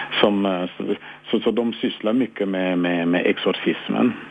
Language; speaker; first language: Swedish; non-native, fluent; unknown